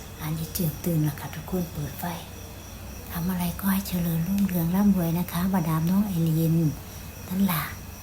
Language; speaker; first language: Thai; native; Thai